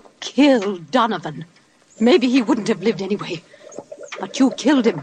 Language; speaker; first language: English; non-native, fluent; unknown